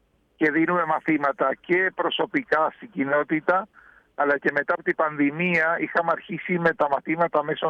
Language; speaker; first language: Greek; early bilingual, heritage; Spanish